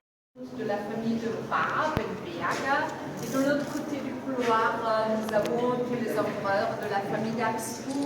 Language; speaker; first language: French; non-native, fluent; German